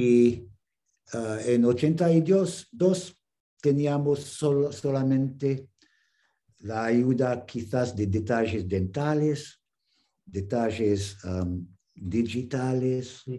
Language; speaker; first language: Spanish; non-native, fluent; English